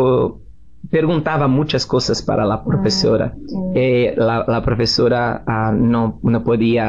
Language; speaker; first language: Spanish; non-native, learner; Portuguese